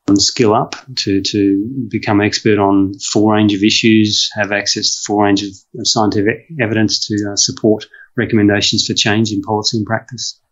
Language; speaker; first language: English; native; English